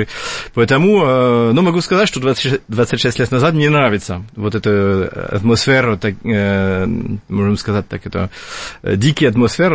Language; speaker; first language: Russian; non-native, fluent; French